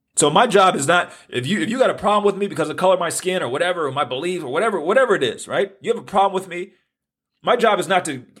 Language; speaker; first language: English; native; English